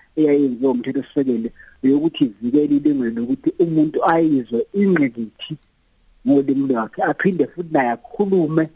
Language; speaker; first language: Zulu; native; Zulu